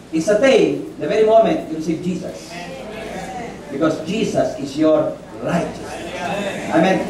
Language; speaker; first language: English; non-native, local second language; Filipino